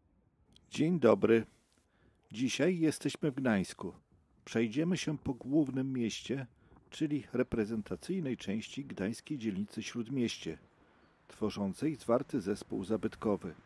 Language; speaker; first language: Polish; native; Polish